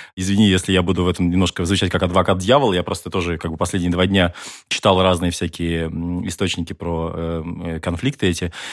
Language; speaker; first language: Russian; native; Russian